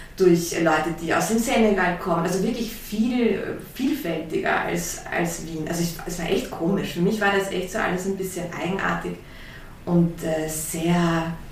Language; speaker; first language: German; early bilingual, heritage; German